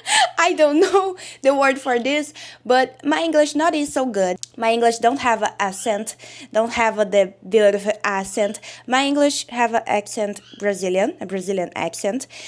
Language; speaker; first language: English; non-native, learner; Portuguese